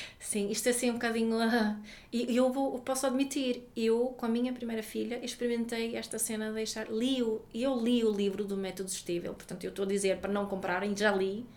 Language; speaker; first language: Portuguese; non-native, fluent; Swedish